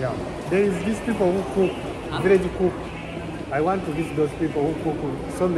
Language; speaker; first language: English; non-native, learner; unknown